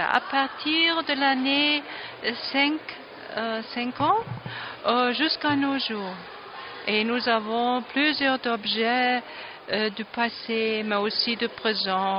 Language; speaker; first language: French; non-native, fluent; German